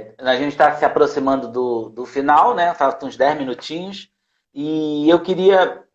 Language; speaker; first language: Portuguese; native; Portuguese